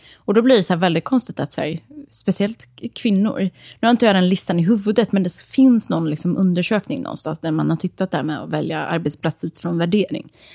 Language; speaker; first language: Swedish; early bilingual, other home language; Serbian